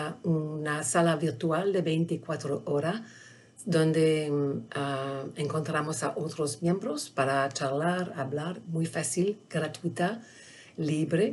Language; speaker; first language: Spanish; non-native, learner; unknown